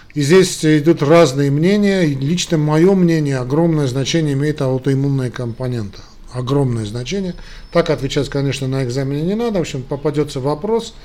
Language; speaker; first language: Russian; non-native, local second language; Armenian